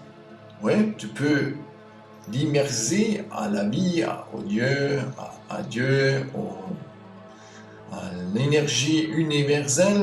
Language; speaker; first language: French; non-native, fluent; German